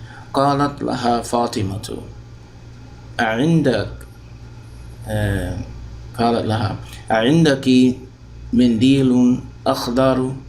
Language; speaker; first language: Arabic; non-native, fluent; English